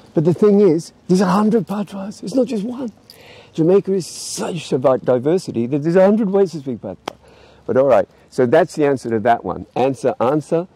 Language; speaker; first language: English; native; English